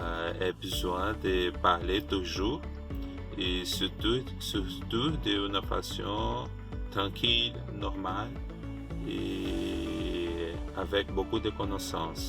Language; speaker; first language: French; non-native, fluent; Portuguese